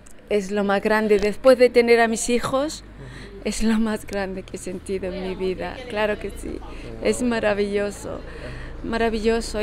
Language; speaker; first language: Spanish; early bilingual, heritage; Spanish